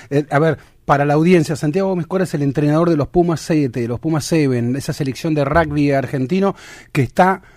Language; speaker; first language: Spanish; native; Spanish